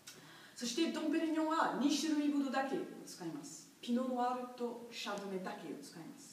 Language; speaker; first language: Japanese; non-native, learner; French